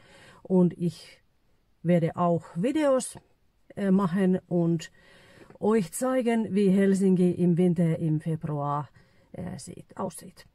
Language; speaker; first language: German; non-native, fluent; Finnish